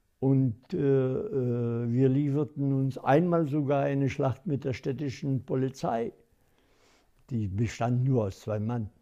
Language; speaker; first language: German; non-native, local second language; Upper Sorbian